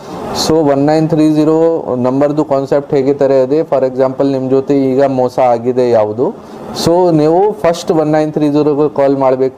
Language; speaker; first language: Kannada; non-native, local second language; Hindi